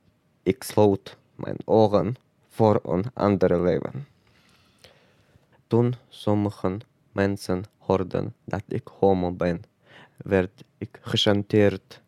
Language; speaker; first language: Dutch; non-native, learner; Chechen